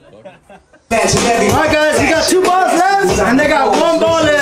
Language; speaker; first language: English; early bilingual, other home language; Spanish